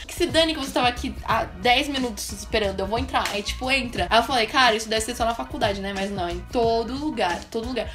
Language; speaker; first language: Portuguese; native; Portuguese